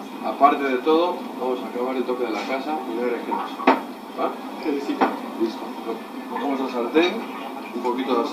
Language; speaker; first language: Spanish; native; Spanish